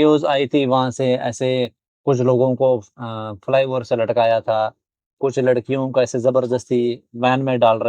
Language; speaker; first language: Hindi; native; Hindi